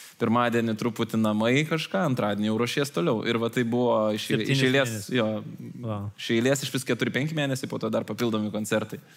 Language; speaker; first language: Lithuanian; native; Lithuanian